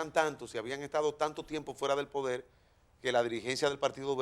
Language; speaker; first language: Spanish; native; Spanish